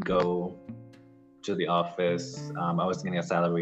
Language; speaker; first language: English; non-native, local second language; Ganda